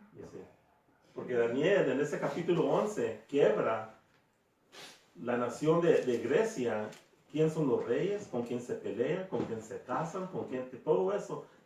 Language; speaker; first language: Spanish; early bilingual, heritage; Spanish